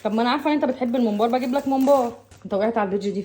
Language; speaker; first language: Arabic; native; Arabic